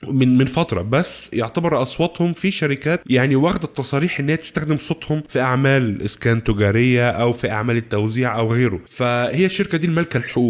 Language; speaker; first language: Arabic; native; Arabic